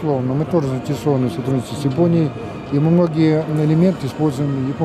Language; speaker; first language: Russian; native; Russian